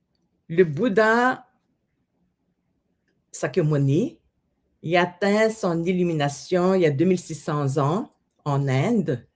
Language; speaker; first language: French; non-native, fluent; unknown